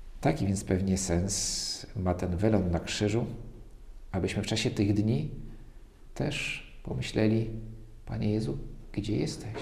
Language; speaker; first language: Polish; native; Polish